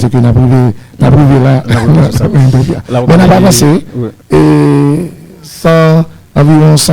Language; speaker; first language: Haitian Creole; native; Haitian Creole